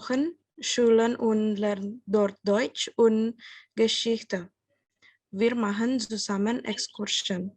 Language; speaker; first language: German; non-native, learner; Indonesian